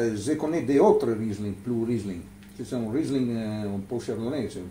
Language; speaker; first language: French; non-native, learner; Italian